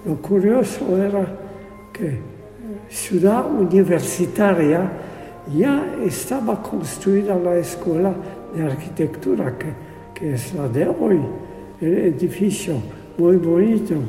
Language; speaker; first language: Spanish; non-native, fluent; Polish